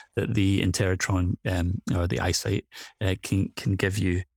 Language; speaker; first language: English; native; English